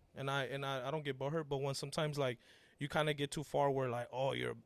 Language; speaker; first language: English; early bilingual, other home language; Spanish